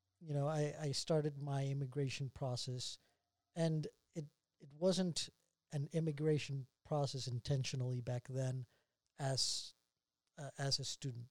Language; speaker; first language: English; non-native, fluent; Spanish